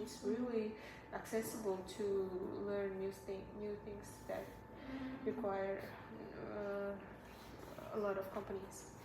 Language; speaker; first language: English; non-native, learner; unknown